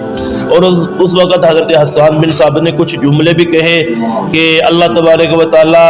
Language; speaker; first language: Urdu; native; Urdu